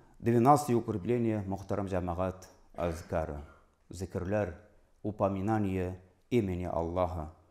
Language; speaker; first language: Russian; non-native, local second language; Tatar